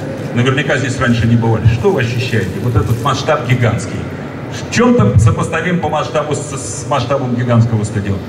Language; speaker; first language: Russian; native; Russian